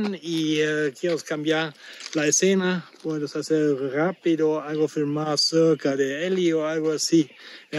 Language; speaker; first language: Spanish; non-native, learner; German